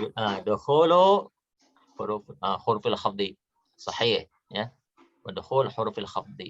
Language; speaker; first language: Arabic; non-native, fluent; Indonesian